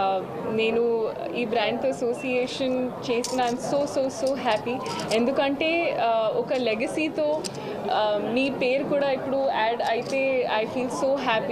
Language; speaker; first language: Telugu; non-native, local second language; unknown